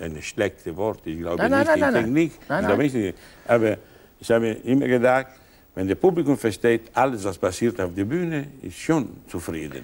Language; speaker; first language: German; non-native, learner; Italian